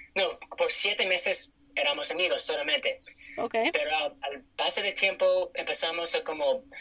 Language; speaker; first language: Spanish; non-native, fluent; English